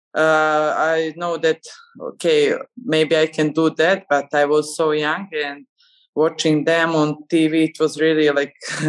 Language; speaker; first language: English; non-native, fluent; Serbian